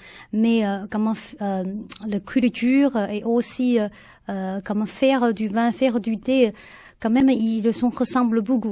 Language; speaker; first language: French; non-native, learner; Chinese